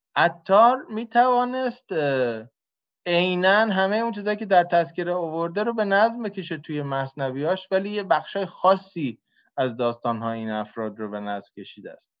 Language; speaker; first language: Persian; native; Persian